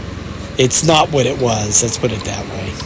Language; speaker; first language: English; native; English